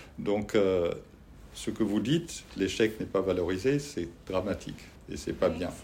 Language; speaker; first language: French; non-native, fluent; German